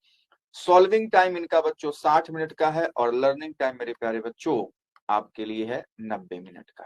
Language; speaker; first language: Hindi; native; Hindi